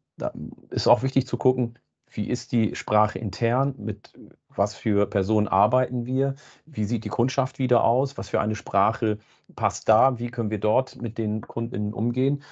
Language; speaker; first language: German; native; German